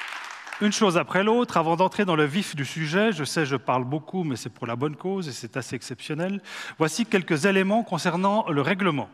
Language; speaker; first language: French; native; French